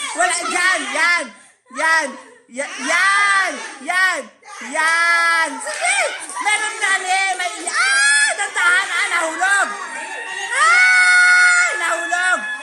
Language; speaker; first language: Filipino; non-native, local second language; Cebuano